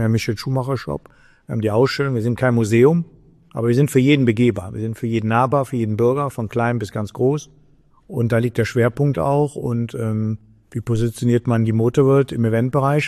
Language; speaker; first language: German; native; German